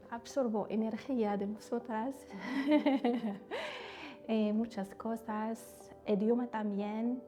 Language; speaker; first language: Spanish; non-native, learner; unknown